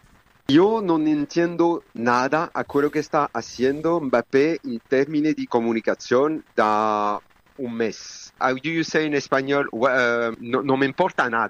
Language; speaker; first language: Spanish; non-native, learner; French